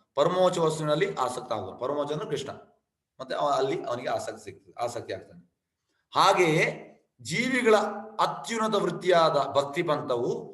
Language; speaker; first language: Kannada; native; Kannada